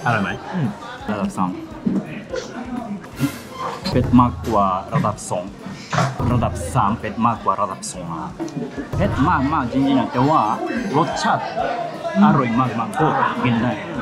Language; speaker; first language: Thai; non-native, learner; Japanese